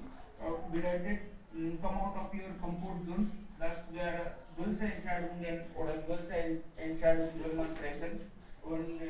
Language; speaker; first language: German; non-native, learner; Hindi